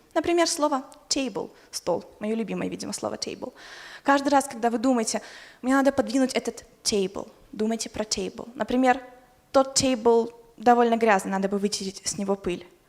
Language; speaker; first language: Russian; native; Russian